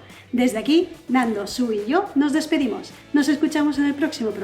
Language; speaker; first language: Spanish; native; Spanish